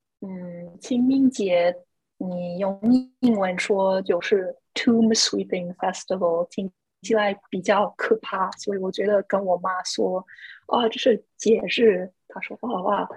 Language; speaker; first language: Chinese; non-native, fluent; English